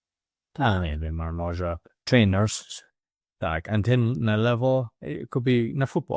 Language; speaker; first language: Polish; non-native, learner; English